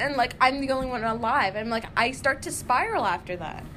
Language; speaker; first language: English; native; English